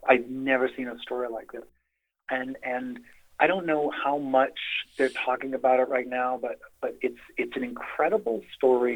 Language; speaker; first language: English; native; English